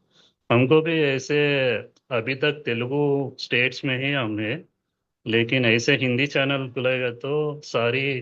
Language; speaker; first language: Hindi; non-native, local second language; Telugu